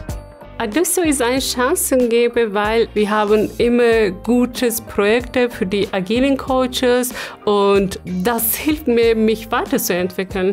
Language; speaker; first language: German; non-native, learner; Turkish